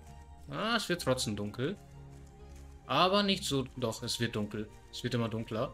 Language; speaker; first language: German; native; German